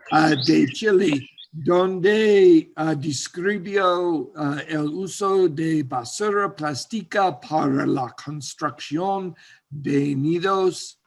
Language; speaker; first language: Spanish; non-native, learner; English